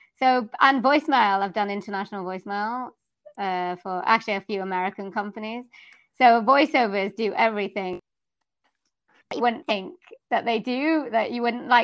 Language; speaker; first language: English; native; English